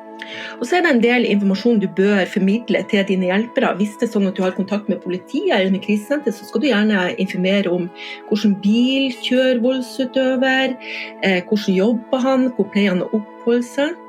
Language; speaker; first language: Norwegian; native; Norwegian